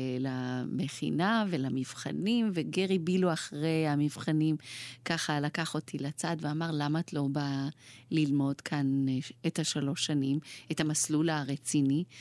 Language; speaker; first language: Hebrew; early bilingual, other home language; Persian